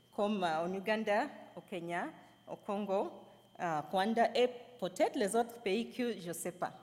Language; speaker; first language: French; non-native, fluent; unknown